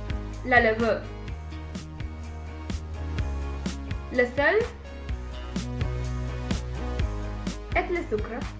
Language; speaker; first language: French; non-native, learner; Spanish